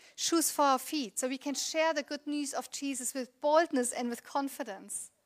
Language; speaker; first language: English; non-native, fluent; German